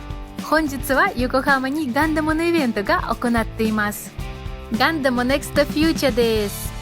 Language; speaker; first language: Japanese; non-native, learner; Russian